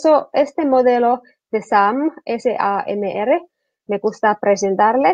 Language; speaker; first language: Spanish; non-native, fluent; Finnish